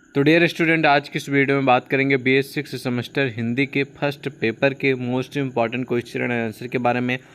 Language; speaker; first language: Hindi; non-native, local second language; Punjabi